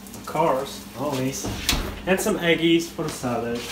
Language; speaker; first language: English; non-native, fluent; German